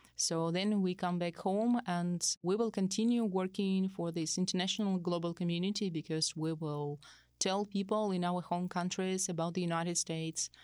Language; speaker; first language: English; non-native, fluent; Russian